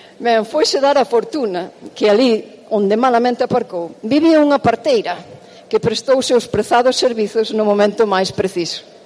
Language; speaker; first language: Galician; native; Galician